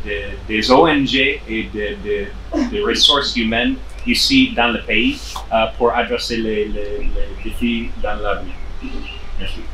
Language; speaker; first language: French; non-native, fluent; English